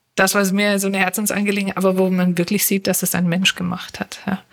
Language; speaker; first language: German; native; German